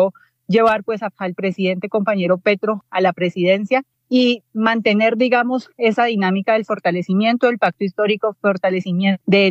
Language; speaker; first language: Spanish; native; Spanish